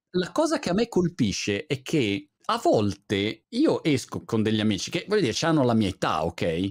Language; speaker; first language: Italian; native; Italian